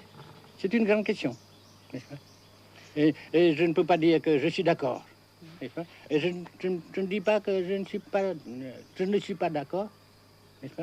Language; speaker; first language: French; non-native, fluent; Vietnamese